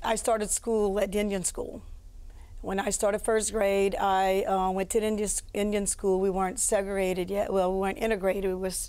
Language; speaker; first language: English; early bilingual, other home language; French